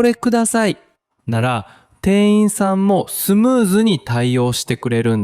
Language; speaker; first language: Japanese; native; Japanese